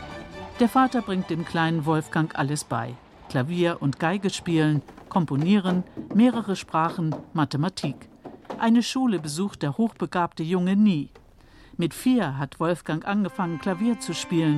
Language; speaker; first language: German; native; German